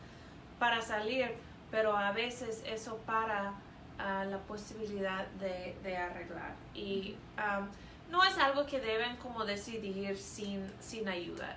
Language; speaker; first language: Spanish; non-native, fluent; English